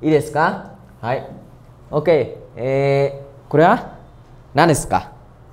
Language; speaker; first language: Japanese; non-native, fluent; Vietnamese